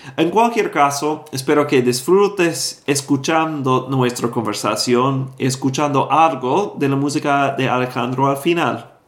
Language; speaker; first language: Spanish; non-native, fluent; English